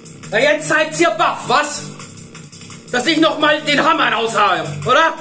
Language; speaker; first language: German; native; German